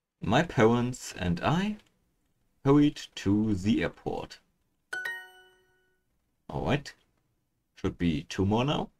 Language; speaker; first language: English; non-native, fluent; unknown